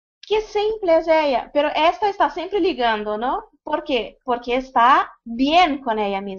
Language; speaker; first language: Spanish; non-native, fluent; Portuguese